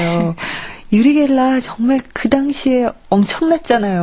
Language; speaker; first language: Korean; native; Korean